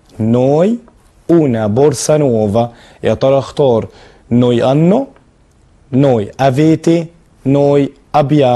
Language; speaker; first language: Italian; non-native, fluent; Arabic